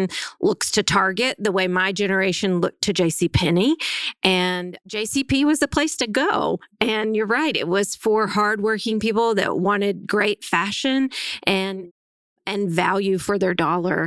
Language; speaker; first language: English; native; English